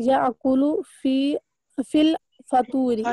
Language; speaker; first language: Arabic; non-native, learner; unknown